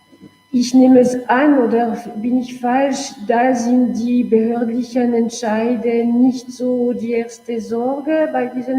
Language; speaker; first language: German; non-native, local second language; French